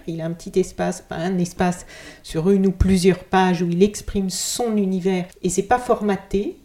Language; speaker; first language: French; native; French